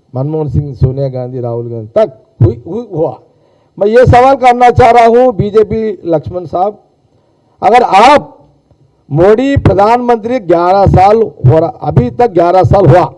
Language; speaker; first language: Hindi; non-native, local second language; Telugu